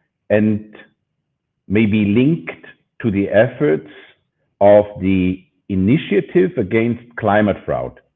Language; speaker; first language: English; non-native, fluent; German